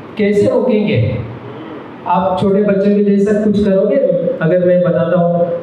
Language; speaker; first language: Hindi; non-native, local second language; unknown